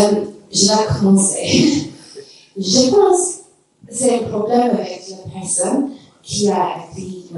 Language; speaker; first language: French; non-native, learner; English